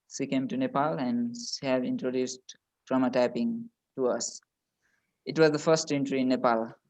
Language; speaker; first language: English; non-native, local second language; Nepali